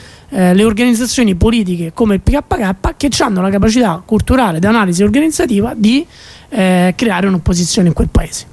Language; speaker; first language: Italian; native; Italian